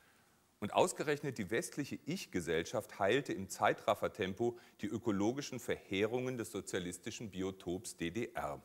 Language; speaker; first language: German; native; German